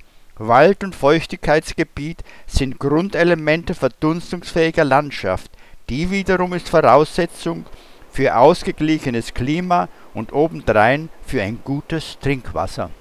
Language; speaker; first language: German; native; German